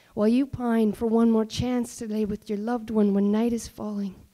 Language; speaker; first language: English; native; English